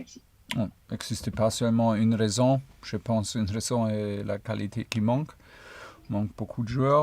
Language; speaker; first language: French; non-native, fluent; German